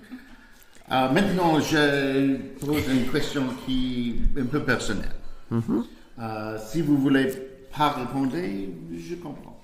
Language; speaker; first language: French; non-native, learner; English